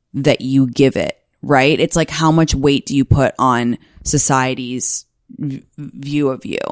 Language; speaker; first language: English; native; English